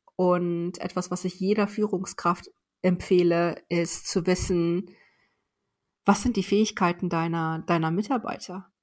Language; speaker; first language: German; early bilingual, other home language; Persian